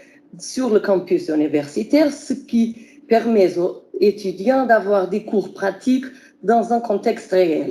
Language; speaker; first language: French; non-native, fluent; Portuguese